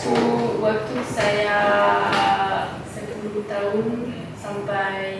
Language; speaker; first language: Indonesian; non-native, learner; French